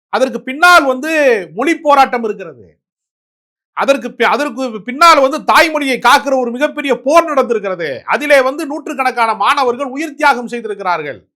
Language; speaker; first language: Tamil; native; Tamil